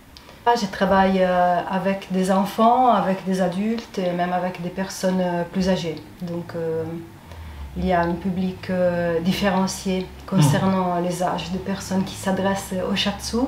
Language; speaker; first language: French; non-native, fluent; Italian